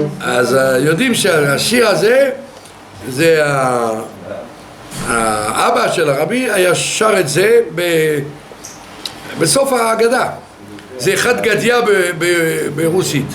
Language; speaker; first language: Hebrew; non-native, fluent; French